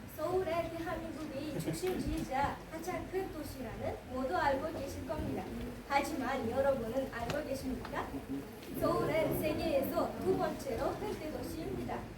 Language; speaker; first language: Korean; non-native, learner; Uzbek